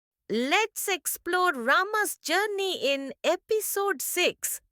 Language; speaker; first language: English; non-native, local second language; Tamil